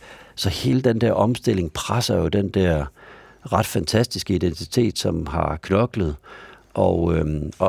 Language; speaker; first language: Danish; native; Danish